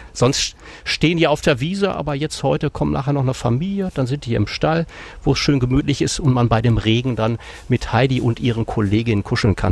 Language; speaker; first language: German; native; German